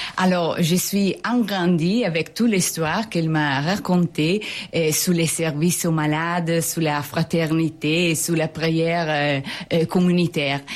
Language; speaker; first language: French; non-native, fluent; Italian